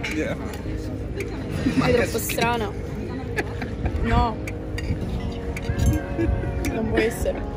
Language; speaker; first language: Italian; non-native, learner; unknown